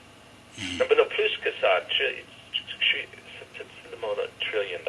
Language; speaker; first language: French; non-native, fluent; English